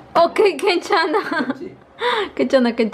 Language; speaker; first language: Korean; non-native, learner; Spanish